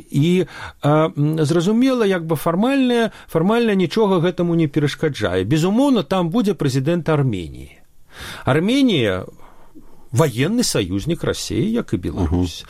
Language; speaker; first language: Belarusian; non-native, local second language; Russian